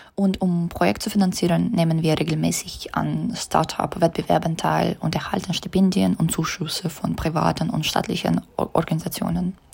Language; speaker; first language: German; non-native, fluent; Russian